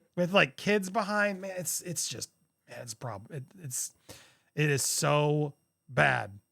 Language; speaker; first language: English; native; English